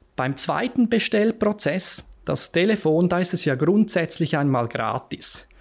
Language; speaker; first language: German; native; German